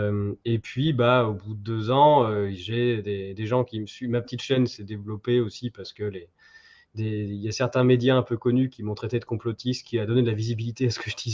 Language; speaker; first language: French; native; French